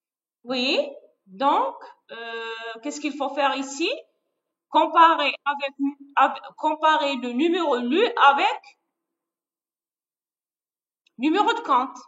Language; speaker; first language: French; non-native, local second language; Arabic